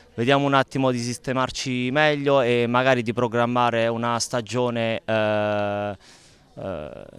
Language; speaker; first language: Italian; native; Italian